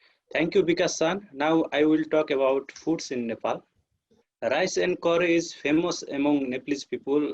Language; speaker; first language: English; non-native, fluent; Nepali